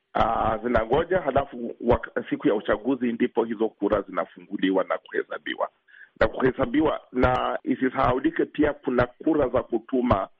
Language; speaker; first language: Swahili; native; Swahili